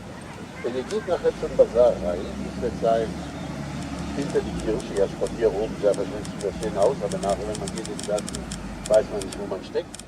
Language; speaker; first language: German; non-native, learner; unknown